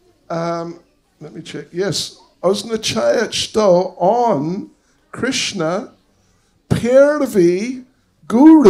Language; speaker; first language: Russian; non-native, learner; English